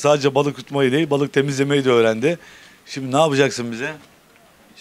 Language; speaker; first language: Turkish; native; Turkish